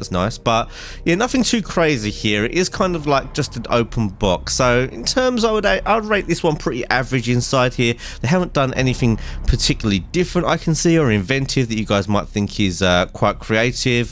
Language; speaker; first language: English; native; English